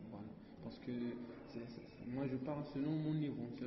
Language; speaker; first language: French; non-native, learner; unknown